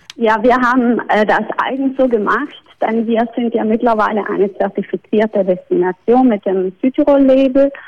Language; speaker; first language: German; native; German